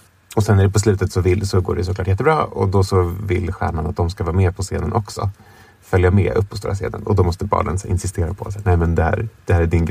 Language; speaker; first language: Swedish; native; Swedish